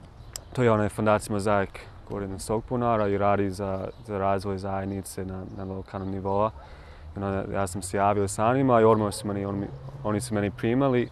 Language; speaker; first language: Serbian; non-native, learner; English